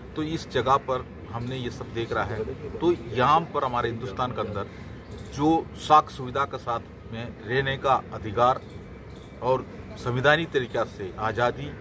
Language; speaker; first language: Hindi; non-native, local second language; Malayalam